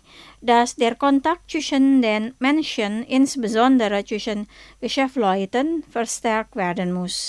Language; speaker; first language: German; non-native, fluent; Indonesian